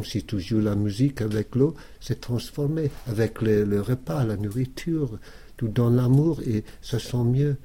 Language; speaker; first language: French; non-native, fluent; English